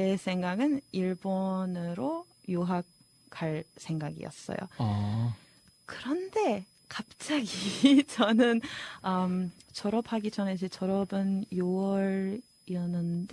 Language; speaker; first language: Korean; non-native, fluent; Serbian